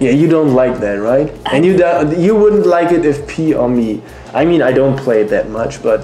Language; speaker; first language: English; non-native, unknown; German